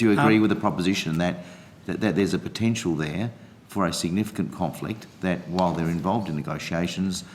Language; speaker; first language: English; native; English